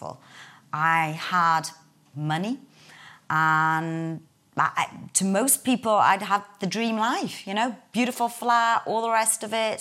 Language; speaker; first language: English; native; English